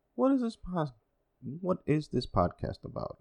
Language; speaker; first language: English; non-native, fluent; Spanish